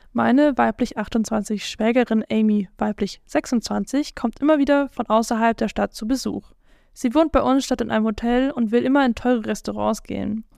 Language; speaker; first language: German; non-native, fluent; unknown